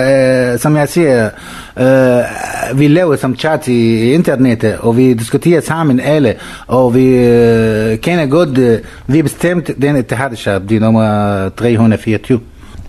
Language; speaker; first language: Danish; non-native, learner; Arabic